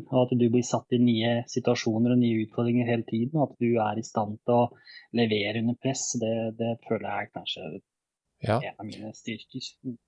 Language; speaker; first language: Norwegian; early bilingual, other home language; Bosnian